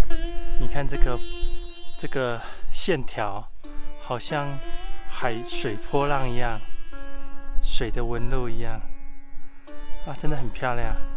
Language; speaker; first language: Chinese; native; Chinese